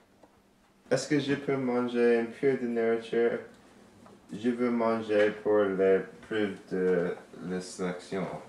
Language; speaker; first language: French; non-native, learner; English